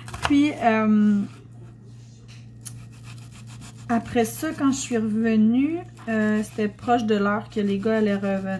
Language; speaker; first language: French; native; French